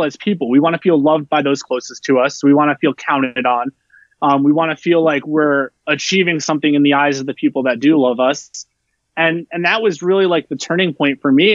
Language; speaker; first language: English; native; English